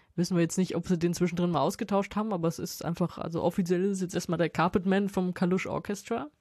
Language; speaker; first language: German; native; German